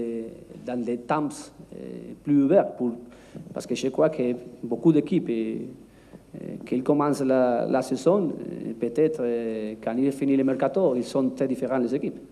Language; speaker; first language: French; non-native, learner; Spanish